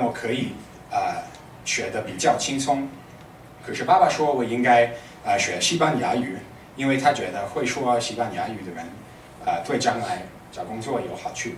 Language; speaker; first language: Chinese; non-native, fluent; English